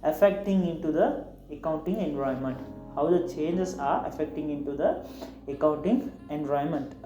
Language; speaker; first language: English; non-native, local second language; Tamil